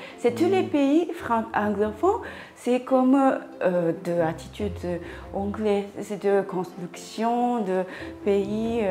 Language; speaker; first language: French; non-native, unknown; Japanese